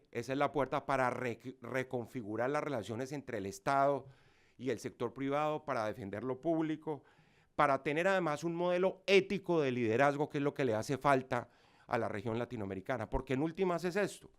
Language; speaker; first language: Spanish; native; Spanish